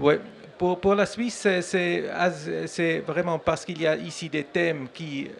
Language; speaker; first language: French; non-native, learner; German